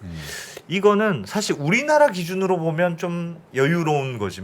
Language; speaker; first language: Korean; native; Korean